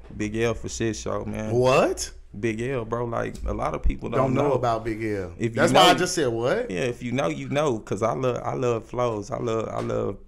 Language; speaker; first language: English; native; English